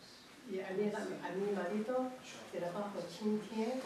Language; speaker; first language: Spanish; non-native, learner; Chinese